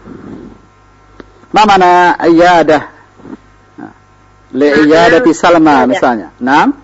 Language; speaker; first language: Arabic; non-native, fluent; Indonesian